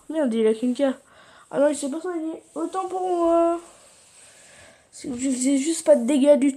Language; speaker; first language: French; native; French